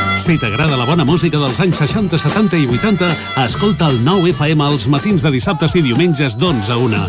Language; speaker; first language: Catalan; native; Catalan